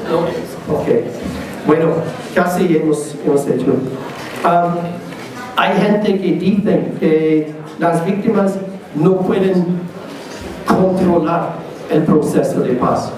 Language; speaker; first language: Spanish; non-native, learner; English